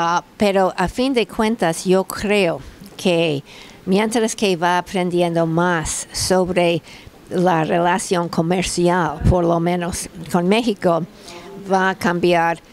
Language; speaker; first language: Spanish; non-native, fluent; English